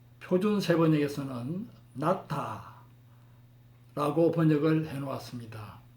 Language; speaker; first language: Korean; native; Korean